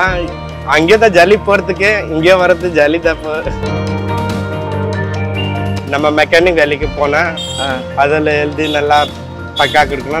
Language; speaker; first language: Tamil; non-native, learner; Hindi